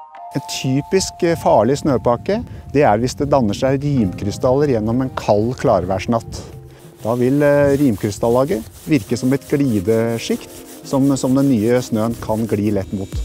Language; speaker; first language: Norwegian; native; Norwegian